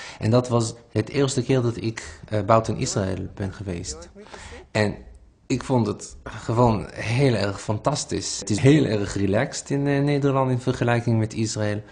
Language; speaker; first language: Dutch; non-native, fluent; Hebrew